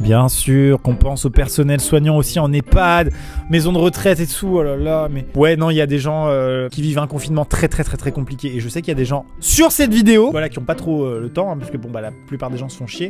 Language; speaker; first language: French; native; French